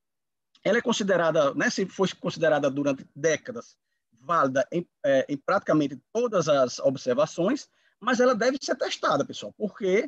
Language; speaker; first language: Portuguese; native; Portuguese